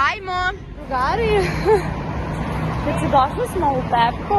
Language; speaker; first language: Bosnian; native; Bosnian